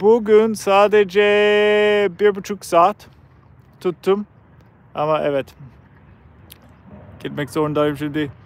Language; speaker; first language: Turkish; non-native, learner; English